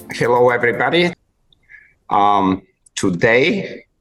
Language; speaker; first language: English; non-native, fluent; Bulgarian